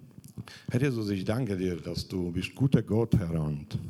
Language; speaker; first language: German; non-native, fluent; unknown